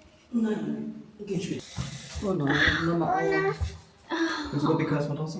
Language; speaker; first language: German; native; German